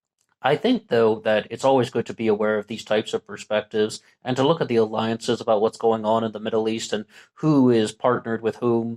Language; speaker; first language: English; native; English